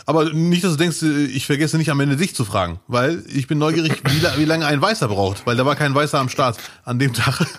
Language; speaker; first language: German; early bilingual, other home language; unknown